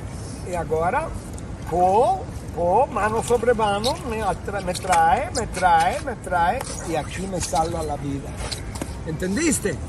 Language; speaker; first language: Spanish; non-native, fluent; English